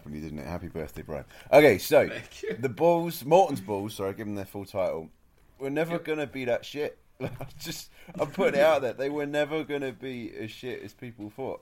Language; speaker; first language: English; native; English